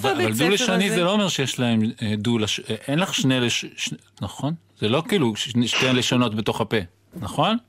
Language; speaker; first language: Hebrew; native; Hebrew